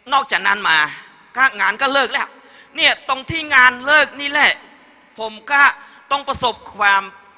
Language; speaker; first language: Thai; non-native, learner; Khmer